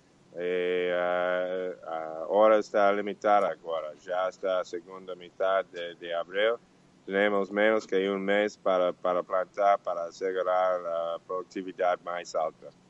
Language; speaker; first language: Portuguese; non-native, learner; Spanish